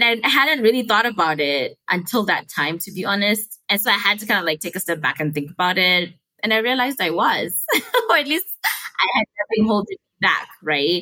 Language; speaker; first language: English; non-native, local second language; Shona